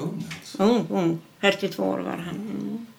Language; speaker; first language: Swedish; non-native, fluent; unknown